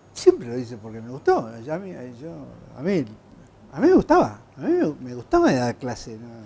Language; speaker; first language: Spanish; native; Spanish